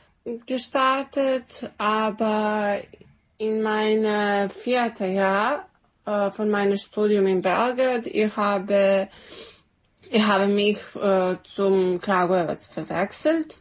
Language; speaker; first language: German; non-native, fluent; Serbian